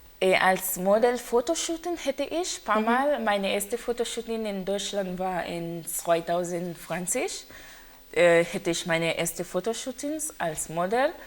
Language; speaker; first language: German; non-native, learner; Haitian Creole